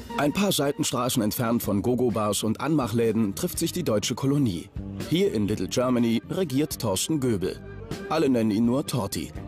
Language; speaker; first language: German; native; German